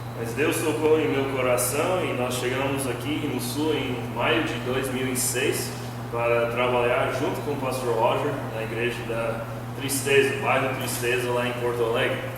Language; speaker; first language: Portuguese; non-native, fluent; English